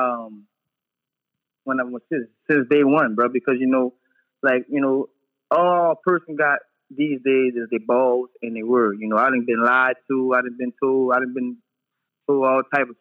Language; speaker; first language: English; native; English